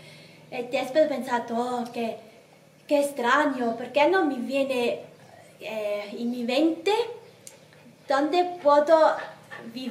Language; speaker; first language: Spanish; non-native, learner; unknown